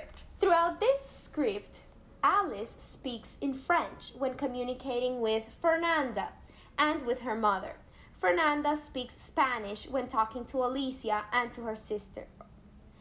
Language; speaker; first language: English; non-native, fluent; Spanish